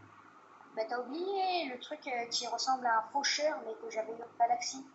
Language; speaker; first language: French; native; French